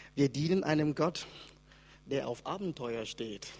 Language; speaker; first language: German; native; German